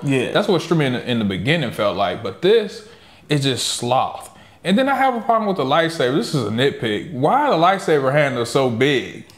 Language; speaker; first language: English; native; English